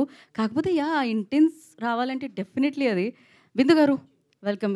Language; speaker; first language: Telugu; native; Telugu